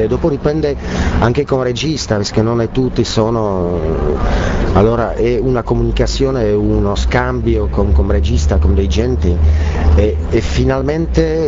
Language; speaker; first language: Italian; non-native, learner; Czech